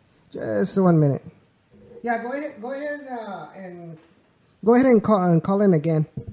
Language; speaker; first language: English; early bilingual, other home language; Spanish